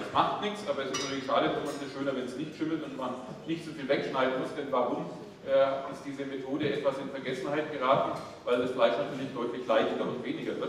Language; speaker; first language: German; native; German